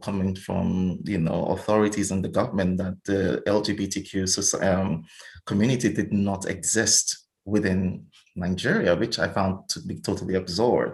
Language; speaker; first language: English; non-native, local second language; Igbo